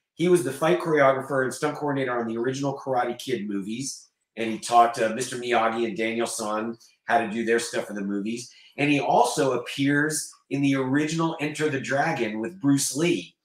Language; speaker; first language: English; native; English